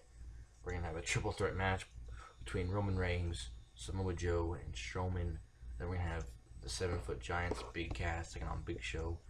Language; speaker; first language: English; native; English